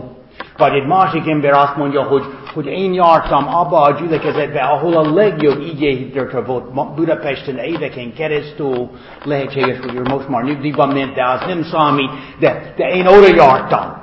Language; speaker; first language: Hungarian; non-native, fluent; English